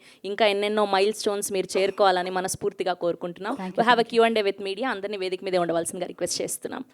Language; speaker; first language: Telugu; native; Telugu